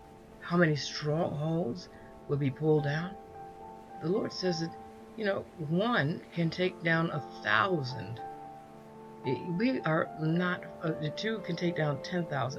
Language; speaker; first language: English; native; English